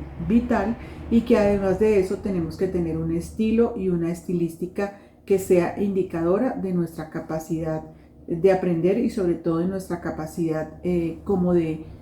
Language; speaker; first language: Spanish; native; Spanish